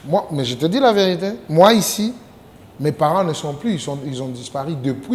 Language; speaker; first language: French; non-native, local second language; Lingala